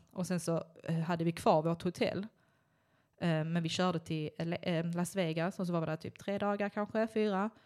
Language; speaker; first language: Swedish; native; Swedish